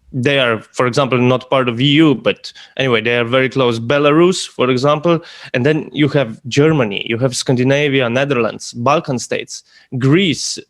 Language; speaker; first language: English; non-native, fluent; Slovenian